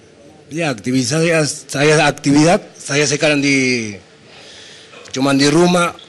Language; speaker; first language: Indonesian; non-native, fluent; Spanish